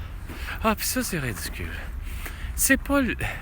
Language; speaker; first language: French; native; French